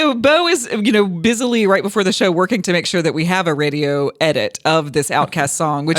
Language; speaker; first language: English; native; English